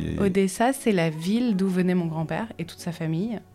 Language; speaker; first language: French; native; French